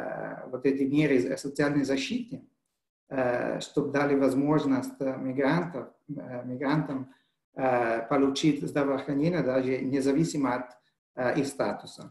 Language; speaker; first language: Russian; non-native, fluent; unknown